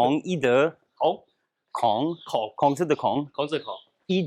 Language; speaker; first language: Chinese; non-native, learner; English